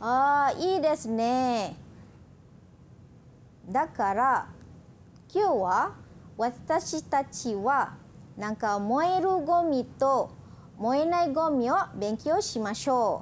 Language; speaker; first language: Japanese; non-native, fluent; Malay